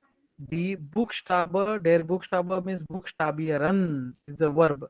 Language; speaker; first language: German; non-native, fluent; Marathi